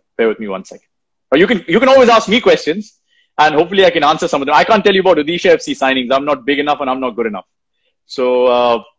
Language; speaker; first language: English; non-native, local second language; Hindi